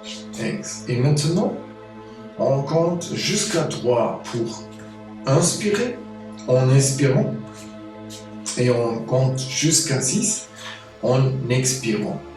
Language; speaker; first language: French; non-native, fluent; German